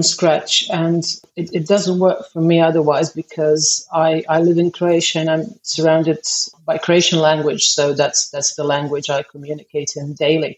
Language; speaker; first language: English; non-native, fluent; Croatian